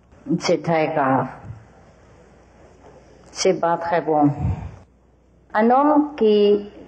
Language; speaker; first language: French; non-native, learner; Vietnamese